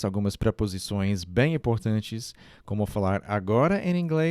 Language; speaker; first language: Portuguese; non-native, fluent; English